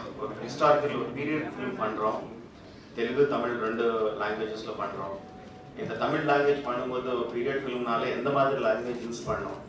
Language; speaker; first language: Tamil; non-native, local second language; Telugu